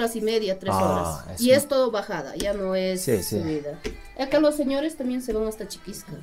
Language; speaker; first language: Spanish; native; Spanish